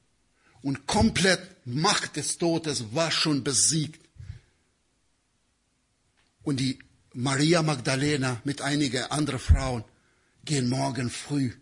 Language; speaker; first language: German; non-native, learner; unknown